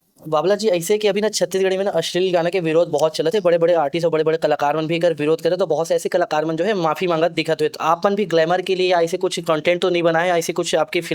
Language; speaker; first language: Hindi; non-native, local second language; Chhattisgarhi